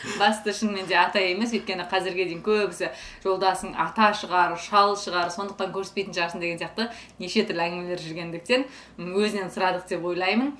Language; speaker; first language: Kazakh; native; Kazakh